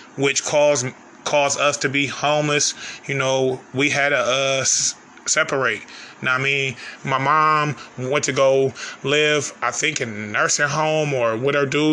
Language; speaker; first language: English; native; English